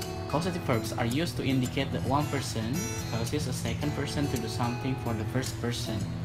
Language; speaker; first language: English; non-native, fluent; Indonesian